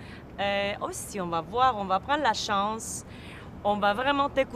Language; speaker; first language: French; native; French